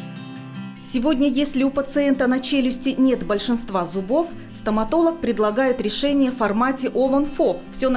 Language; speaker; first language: Russian; native; Russian